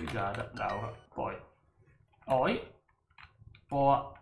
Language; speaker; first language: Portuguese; non-native, learner; Italian